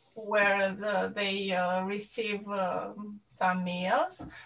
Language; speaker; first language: English; non-native, fluent; Romanian